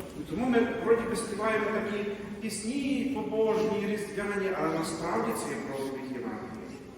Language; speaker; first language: Ukrainian; native; Ukrainian